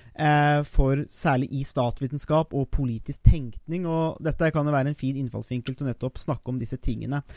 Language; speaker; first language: Norwegian; native; Norwegian